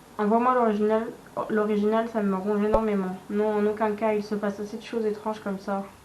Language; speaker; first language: French; native; French